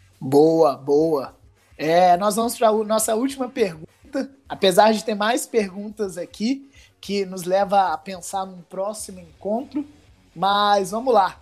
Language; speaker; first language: Portuguese; native; Portuguese